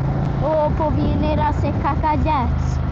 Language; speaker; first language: Albanian; early bilingual, heritage; Albanian